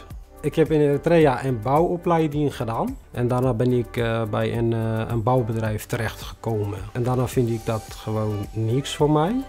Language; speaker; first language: Dutch; non-native, fluent; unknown